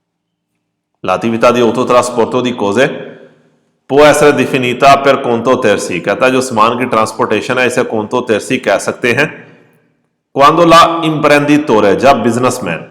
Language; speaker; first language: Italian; non-native, fluent; Urdu